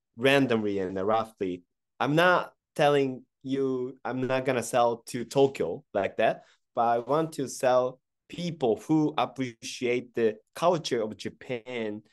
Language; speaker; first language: English; non-native, fluent; Japanese